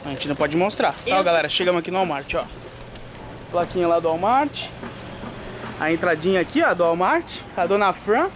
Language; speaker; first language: Portuguese; native; Portuguese